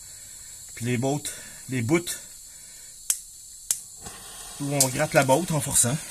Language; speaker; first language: French; native; French